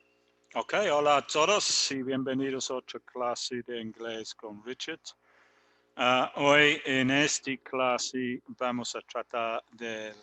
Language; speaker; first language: Spanish; non-native, fluent; English